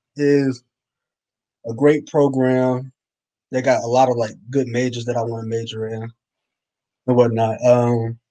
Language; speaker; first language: English; native; English